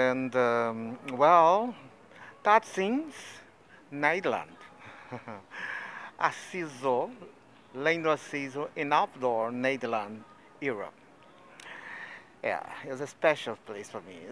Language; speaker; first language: English; non-native, fluent; Portuguese